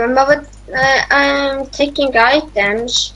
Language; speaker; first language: English; non-native, learner; Estonian